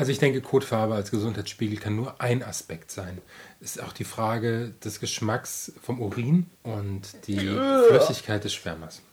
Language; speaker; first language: German; native; German